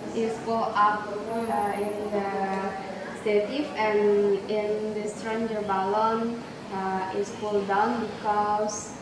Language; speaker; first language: English; non-native, learner; Indonesian